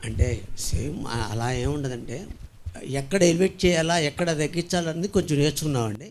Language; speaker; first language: Telugu; native; Telugu